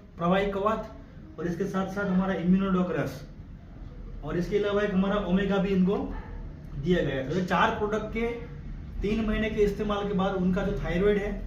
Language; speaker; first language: Hindi; non-native, local second language; Gujarati